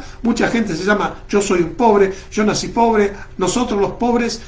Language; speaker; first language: Spanish; native; Spanish